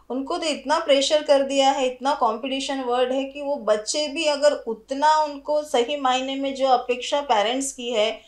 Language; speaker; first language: Hindi; native; Hindi